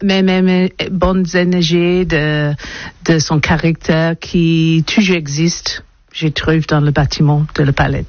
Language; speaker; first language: French; non-native, learner; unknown